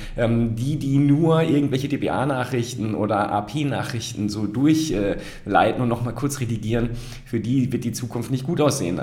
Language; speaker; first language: German; native; German